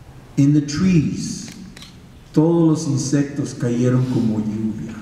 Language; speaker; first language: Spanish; early bilingual, heritage; Spanish